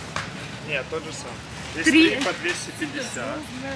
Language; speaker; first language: Russian; native; Russian